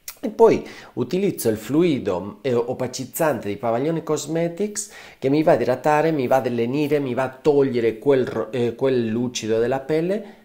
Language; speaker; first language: Italian; non-native, fluent; Spanish